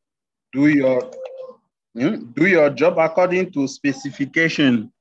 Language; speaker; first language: English; non-native, learner; French